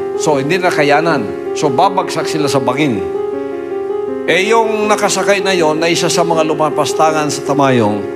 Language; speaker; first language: Filipino; non-native, local second language; Cebuano